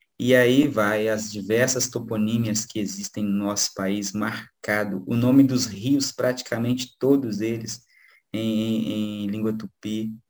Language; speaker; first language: Portuguese; native; Portuguese